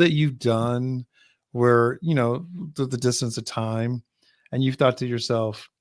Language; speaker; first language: English; native; English